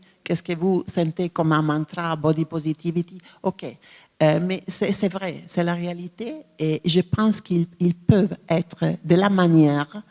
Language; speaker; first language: French; non-native, fluent; Italian